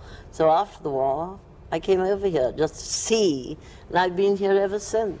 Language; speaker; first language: English; native; English